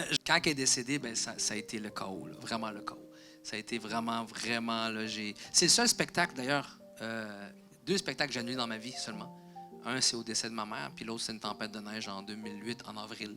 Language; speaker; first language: French; native; French